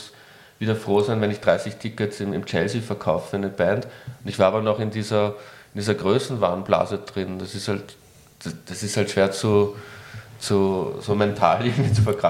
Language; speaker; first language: German; native; German